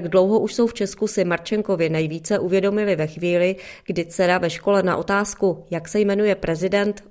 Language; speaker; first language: Czech; native; Czech